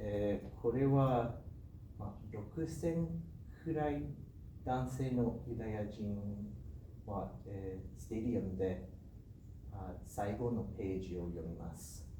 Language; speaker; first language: Japanese; non-native, learner; English